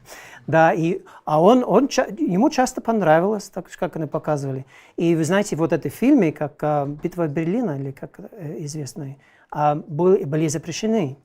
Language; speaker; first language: Russian; non-native, fluent; English